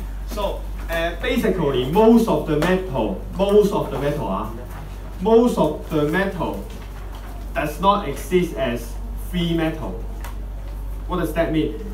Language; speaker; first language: English; non-native, local second language; Cantonese